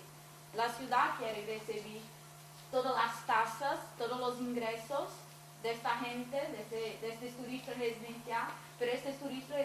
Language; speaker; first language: Spanish; non-native, fluent; Portuguese